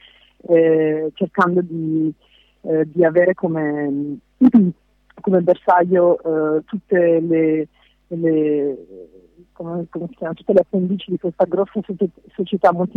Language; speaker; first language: Italian; non-native, fluent; French